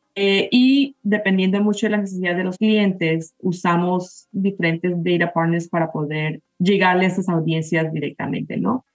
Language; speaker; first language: Spanish; native; Spanish